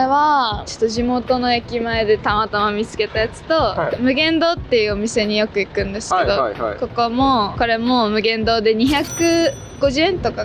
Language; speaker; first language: Japanese; native; Japanese